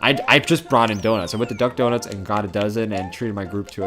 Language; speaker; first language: English; native; English